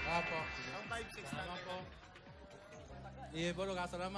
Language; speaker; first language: Filipino; non-native, learner; Japanese